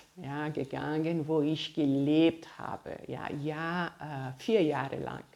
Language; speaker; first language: German; non-native, fluent; Portuguese